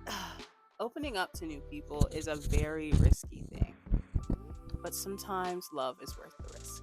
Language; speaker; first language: English; native; English